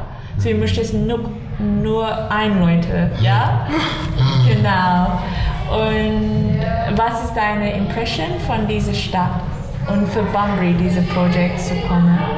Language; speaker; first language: German; non-native, learner; English